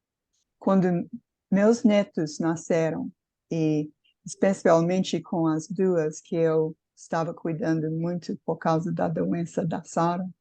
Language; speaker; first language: Portuguese; non-native, fluent; English